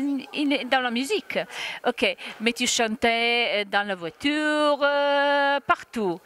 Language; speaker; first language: French; non-native, fluent; Italian